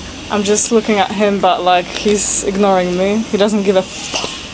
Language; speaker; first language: English; non-native, fluent; Polish